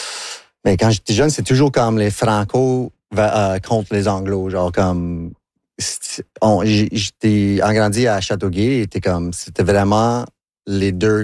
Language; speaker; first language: French; non-native, local second language; English